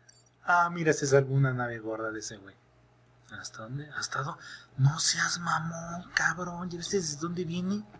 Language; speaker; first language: Spanish; native; Spanish